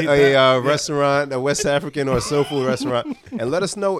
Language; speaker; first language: English; native; English